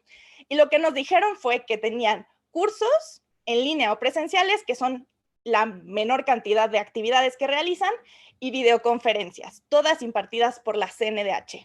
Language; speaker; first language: Spanish; native; Spanish